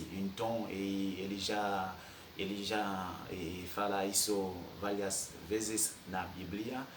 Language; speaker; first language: Portuguese; non-native, fluent; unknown